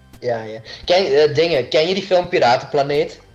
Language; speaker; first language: Dutch; native; Dutch